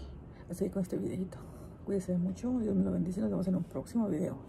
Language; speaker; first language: Spanish; native; Spanish